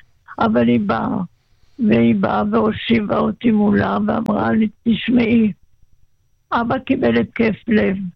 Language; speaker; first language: Hebrew; non-native, local second language; German